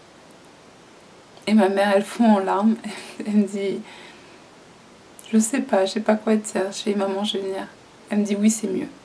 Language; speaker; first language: French; native; French